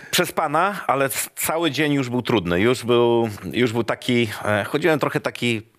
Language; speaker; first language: Polish; native; Polish